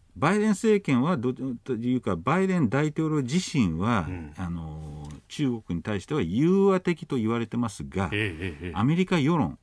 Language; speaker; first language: Japanese; non-native, fluent; English